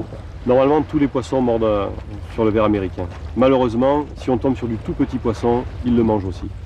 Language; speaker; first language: French; native; French